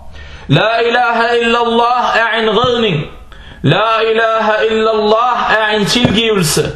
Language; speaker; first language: Danish; non-native, fluent; Arabic